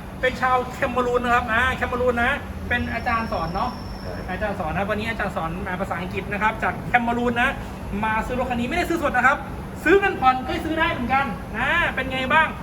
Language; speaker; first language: Thai; native; Thai